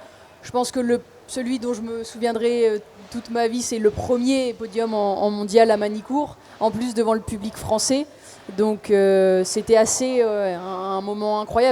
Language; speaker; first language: French; native; French